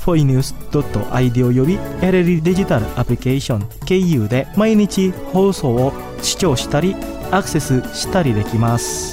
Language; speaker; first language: Japanese; non-native, fluent; Indonesian